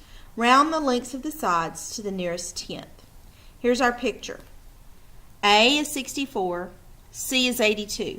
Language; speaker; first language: English; native; English